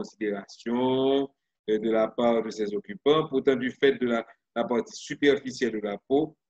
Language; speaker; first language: French; non-native, local second language; Haitian Creole